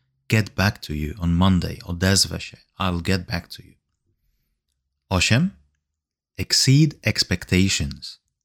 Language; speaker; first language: English; non-native, fluent; Polish